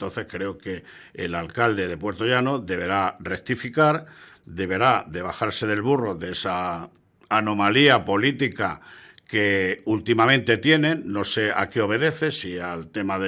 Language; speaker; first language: Spanish; native; Spanish